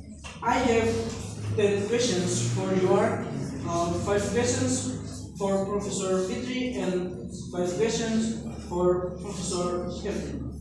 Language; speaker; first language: English; non-native, learner; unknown